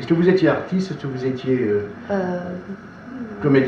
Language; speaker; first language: French; native; French